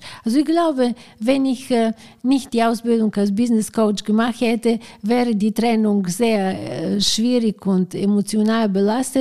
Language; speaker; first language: German; non-native, fluent; Bulgarian